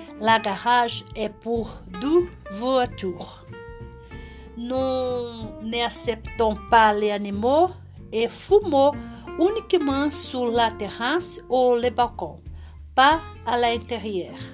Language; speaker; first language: French; non-native, learner; Portuguese